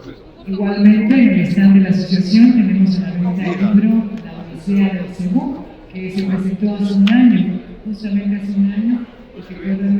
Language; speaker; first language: Spanish; native; Spanish